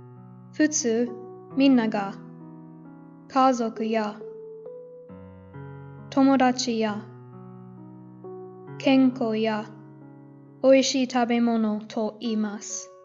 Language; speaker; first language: Japanese; non-native, learner; English